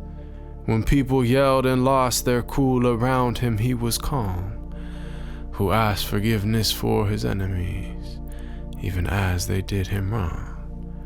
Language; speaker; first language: English; native; English